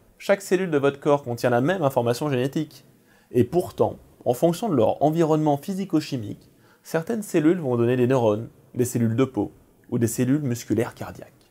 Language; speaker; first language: French; native; French